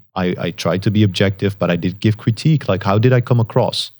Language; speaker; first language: English; non-native, fluent; Dutch